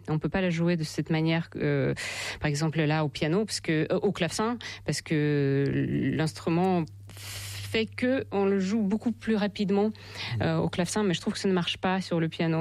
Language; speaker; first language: French; non-native, fluent; Russian